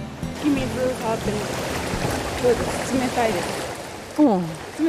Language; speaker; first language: Japanese; native; Japanese